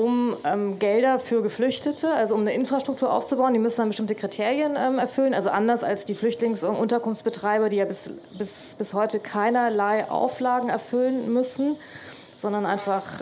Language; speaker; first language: German; native; German